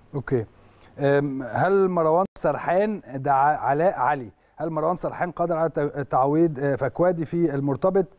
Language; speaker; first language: Arabic; native; Arabic